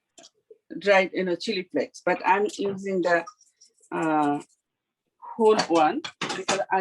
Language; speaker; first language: English; non-native, fluent; Bangla